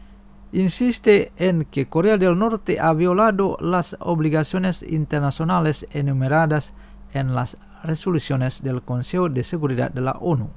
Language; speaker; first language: Spanish; non-native, fluent; Indonesian